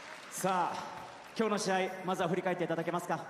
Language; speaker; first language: Japanese; native; Japanese